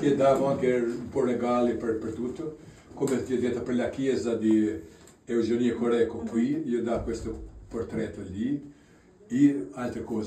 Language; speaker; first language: Italian; non-native, learner; Albanian